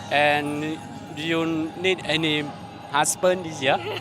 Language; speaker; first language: English; non-native, learner; Hmong